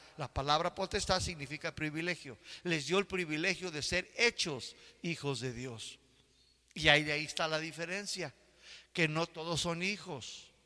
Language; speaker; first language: Spanish; early bilingual, heritage; Spanish